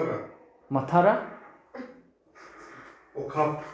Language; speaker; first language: English; non-native, learner; Turkish